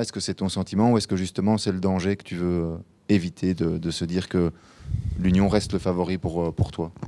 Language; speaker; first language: French; native; French